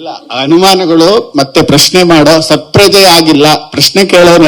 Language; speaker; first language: Kannada; native; Kannada